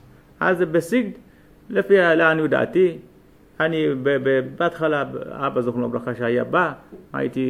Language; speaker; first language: Hebrew; non-native, fluent; Amharic